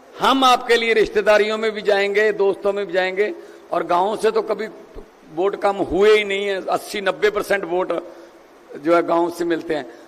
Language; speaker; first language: Hindi; non-native, local second language; Punjabi